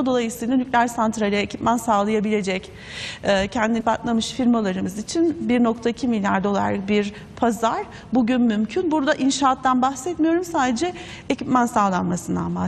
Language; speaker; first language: Turkish; native; Turkish